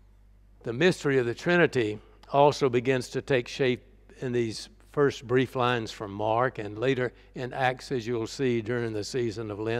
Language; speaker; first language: English; native; English